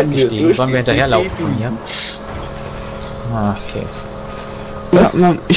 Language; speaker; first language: German; native; German